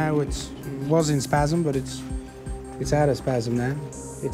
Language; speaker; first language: English; native; English